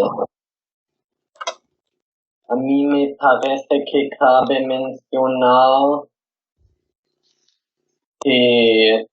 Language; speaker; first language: Spanish; non-native, fluent; German